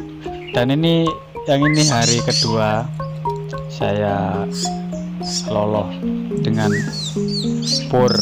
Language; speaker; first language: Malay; non-native, local second language; Javanese